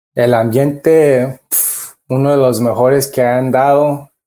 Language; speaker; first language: Spanish; early bilingual, heritage; Spanish